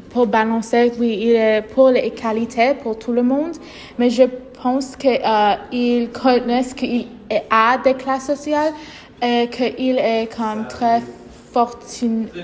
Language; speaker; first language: French; non-native, learner; English